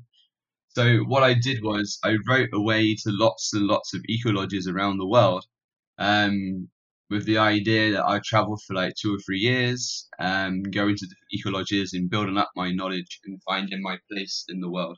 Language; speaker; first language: English; native; English